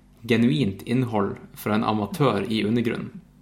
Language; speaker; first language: Norwegian; native; Norwegian